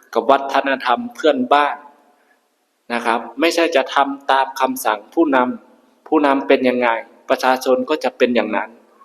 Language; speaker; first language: Thai; native; Thai